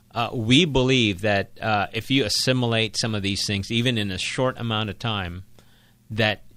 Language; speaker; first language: English; non-native, local second language; Filipino